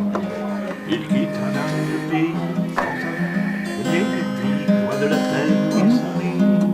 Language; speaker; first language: French; native; French